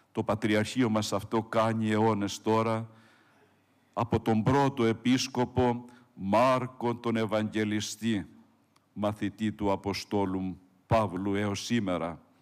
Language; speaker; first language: Greek; native; Greek